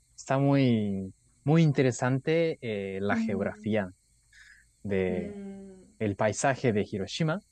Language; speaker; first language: Spanish; non-native, fluent; Japanese